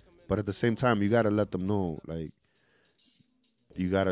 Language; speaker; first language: English; early bilingual, other home language; Spanish